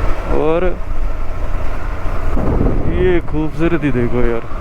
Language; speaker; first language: Hindi; non-native, local second language; Malayalam